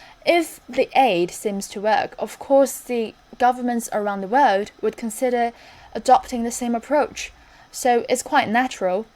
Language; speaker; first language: English; non-native, fluent; Chinese